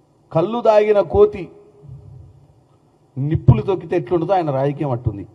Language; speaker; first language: Telugu; native; Telugu